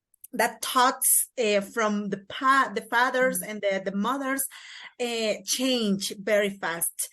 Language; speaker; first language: English; non-native, learner; Kaqchikel